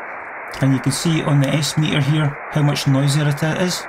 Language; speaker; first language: English; native; English